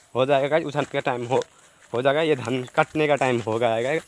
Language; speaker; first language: Hindi; non-native, local second language; Nepali